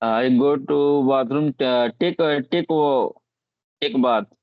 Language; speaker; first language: English; non-native, learner; Hindi